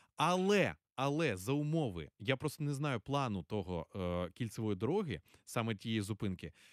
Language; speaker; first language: Ukrainian; native; Ukrainian